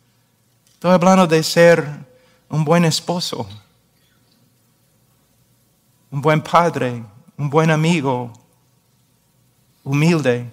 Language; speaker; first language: Spanish; non-native, fluent; English